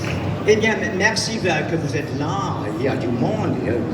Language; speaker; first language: French; non-native, learner; English